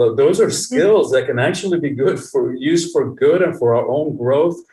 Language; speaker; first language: English; early bilingual, other home language; Spanish